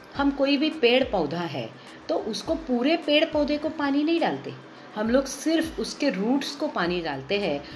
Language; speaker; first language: Hindi; non-native, local second language; Marathi